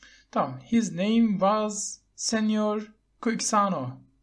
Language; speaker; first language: English; non-native, fluent; Turkish